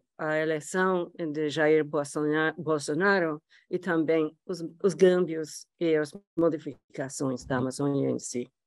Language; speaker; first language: Portuguese; non-native, fluent; English